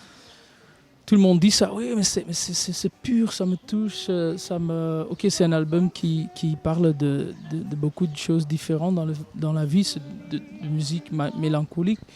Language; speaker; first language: French; non-native, local second language; Dutch